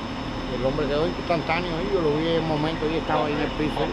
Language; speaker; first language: Spanish; native; Spanish